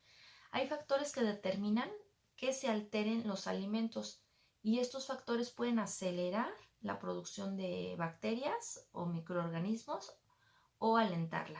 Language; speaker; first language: Spanish; native; Spanish